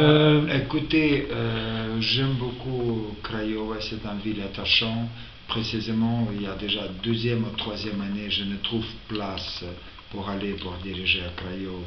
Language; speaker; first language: French; non-native, fluent; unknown